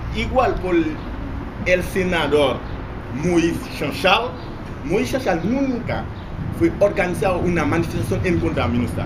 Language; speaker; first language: Spanish; non-native, fluent; Haitian Creole